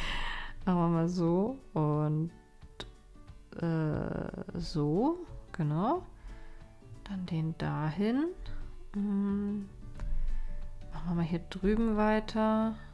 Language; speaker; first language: German; native; German